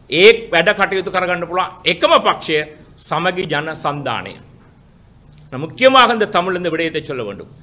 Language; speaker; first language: Sinhala; non-native, local second language; Tamil